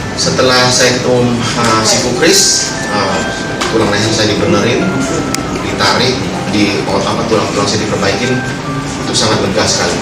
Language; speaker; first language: Malay; native; Malay